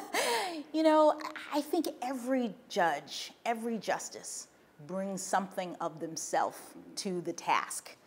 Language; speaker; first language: English; native; English